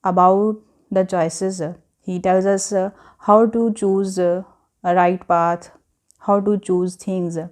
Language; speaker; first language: English; non-native, local second language; Punjabi